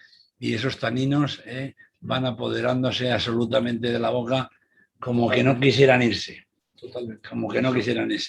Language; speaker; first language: Spanish; native; Spanish